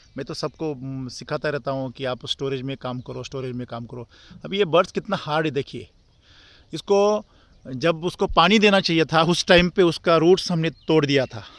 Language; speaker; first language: Hindi; non-native, local second language; Marathi